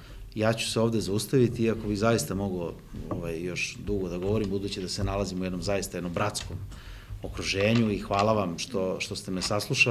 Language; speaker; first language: Bosnian; native; Bosnian